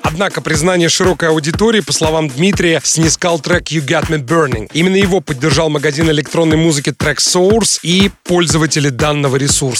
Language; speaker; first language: Russian; native; Russian